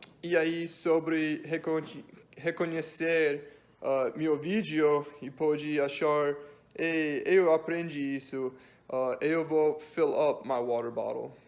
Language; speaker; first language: Portuguese; non-native, learner; English